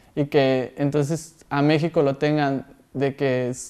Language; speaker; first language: Spanish; native; Spanish